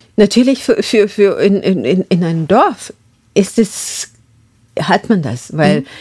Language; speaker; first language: German; non-native, fluent; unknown